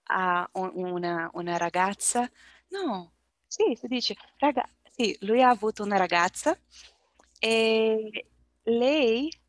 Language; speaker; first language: Italian; non-native, learner; Portuguese